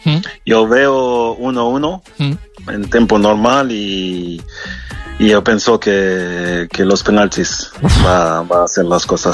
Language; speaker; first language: Spanish; non-native, learner; French